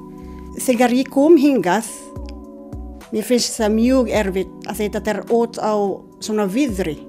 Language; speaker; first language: Icelandic; non-native, learner; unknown